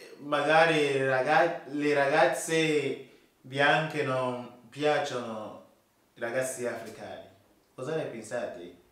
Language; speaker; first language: Italian; non-native, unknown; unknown